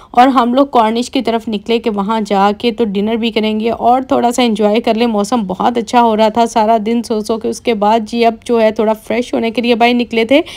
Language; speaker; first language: Urdu; native; Urdu